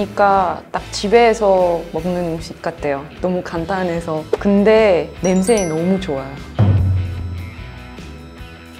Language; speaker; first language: Korean; non-native, fluent; French